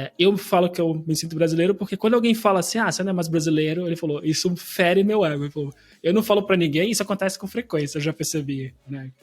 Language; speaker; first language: Portuguese; native; Portuguese